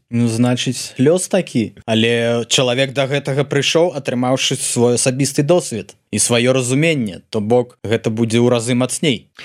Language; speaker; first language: Belarusian; non-native, local second language; Russian